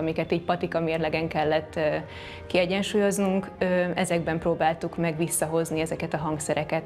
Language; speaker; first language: Hungarian; native; Hungarian